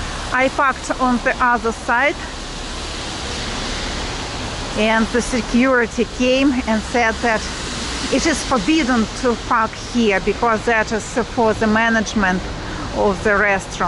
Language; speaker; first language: English; non-native, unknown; Russian